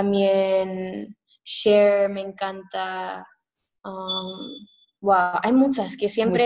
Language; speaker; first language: Spanish; early bilingual, heritage; Spanish